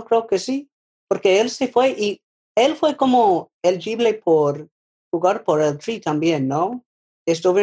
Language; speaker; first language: Spanish; non-native, learner; English